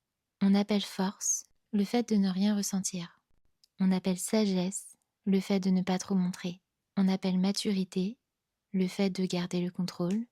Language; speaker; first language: French; native; French